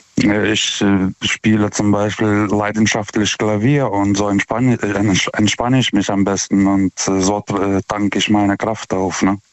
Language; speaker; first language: German; non-native, fluent; Lithuanian